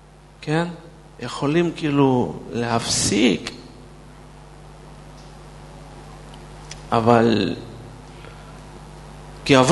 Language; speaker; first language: Hebrew; non-native, fluent; Russian